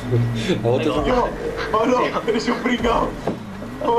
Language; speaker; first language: Spanish; native; Spanish